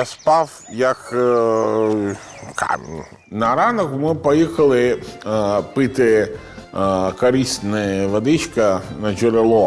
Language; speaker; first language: Ukrainian; non-native, learner; Italian